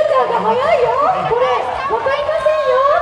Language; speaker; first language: Japanese; native; Japanese